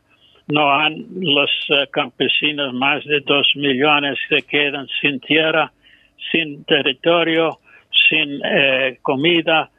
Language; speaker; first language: Spanish; non-native, fluent; English